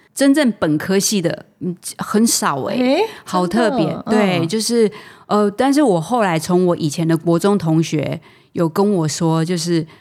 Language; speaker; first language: Chinese; native; Chinese